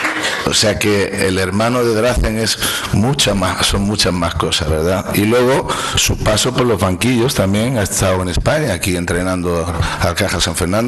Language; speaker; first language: Spanish; native; Spanish